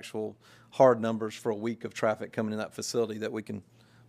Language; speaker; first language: English; native; English